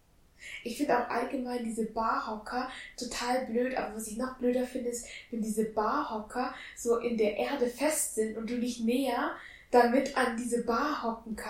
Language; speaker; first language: German; native; German